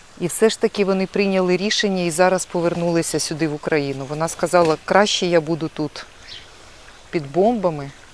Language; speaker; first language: Ukrainian; non-native, local second language; Russian